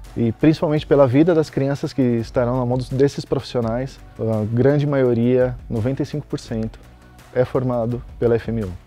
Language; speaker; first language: Portuguese; native; Portuguese